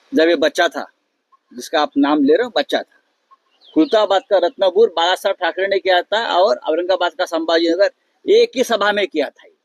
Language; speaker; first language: Hindi; non-native, local second language; Marathi